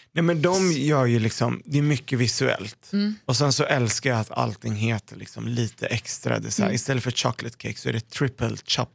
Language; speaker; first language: Swedish; early bilingual, other home language; Arabic